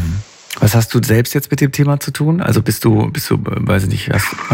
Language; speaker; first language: German; native; German